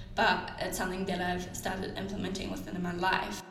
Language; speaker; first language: English; native; English